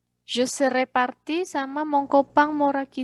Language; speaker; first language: French; non-native, fluent; Indonesian